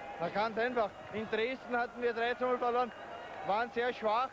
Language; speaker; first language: German; native; German